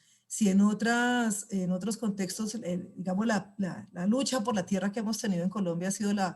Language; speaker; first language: Spanish; native; Spanish